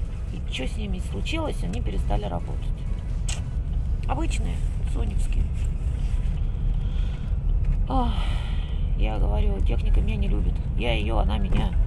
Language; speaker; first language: Russian; native; Russian